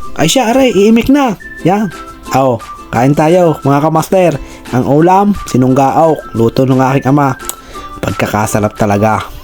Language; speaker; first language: Filipino; native; Filipino